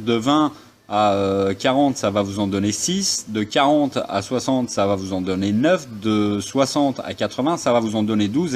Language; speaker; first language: French; native; French